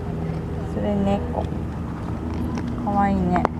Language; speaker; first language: Japanese; native; Japanese